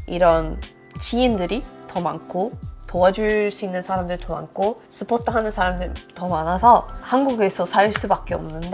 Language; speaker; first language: Korean; non-native, fluent; Swedish